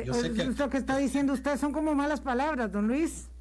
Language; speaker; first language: Spanish; native; Spanish